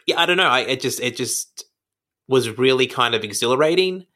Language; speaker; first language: English; native; English